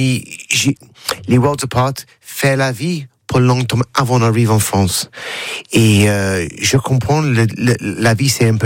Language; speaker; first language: French; non-native, learner; English